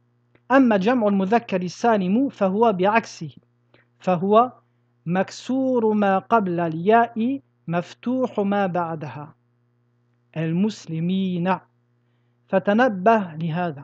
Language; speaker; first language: Arabic; non-native, fluent; French